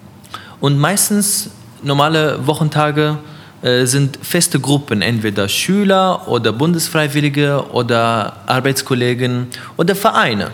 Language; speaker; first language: German; non-native, fluent; Arabic